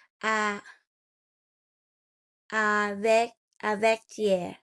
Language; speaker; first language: French; non-native, learner; Vietnamese